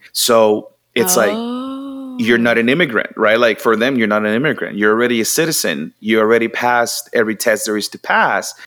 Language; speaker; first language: English; non-native, fluent; Spanish